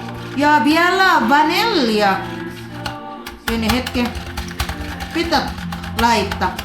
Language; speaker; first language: Finnish; non-native, learner; Filipino